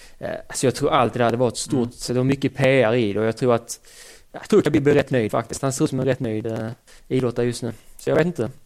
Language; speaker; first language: Swedish; native; Swedish